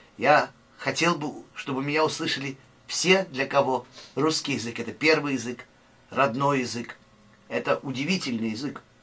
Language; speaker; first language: Russian; native; Russian